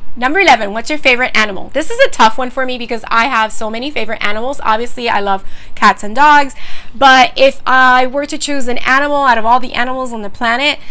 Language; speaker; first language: English; early bilingual, other home language; Spanish